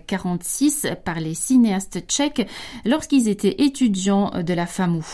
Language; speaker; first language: French; native; French